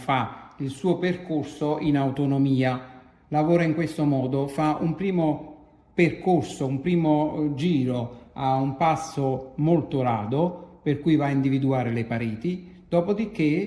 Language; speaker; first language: Italian; native; Italian